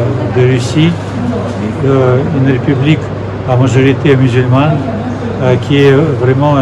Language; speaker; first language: French; non-native, fluent; Russian